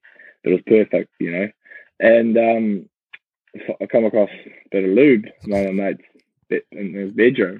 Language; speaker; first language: English; native; English